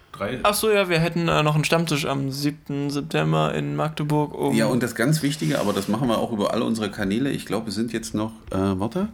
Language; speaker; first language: German; native; German